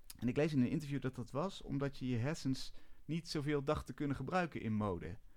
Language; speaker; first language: Dutch; native; Dutch